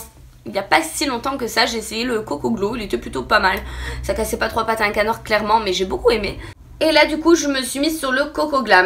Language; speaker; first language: French; native; French